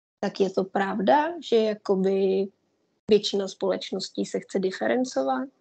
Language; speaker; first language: Czech; native; Czech